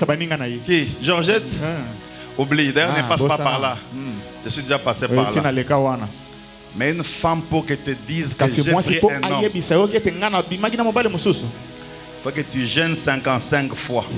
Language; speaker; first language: French; non-native, local second language; Lingala